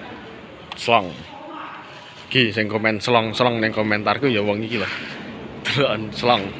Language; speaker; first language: Indonesian; non-native, local second language; Javanese